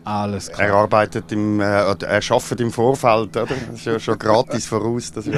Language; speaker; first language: German; native; German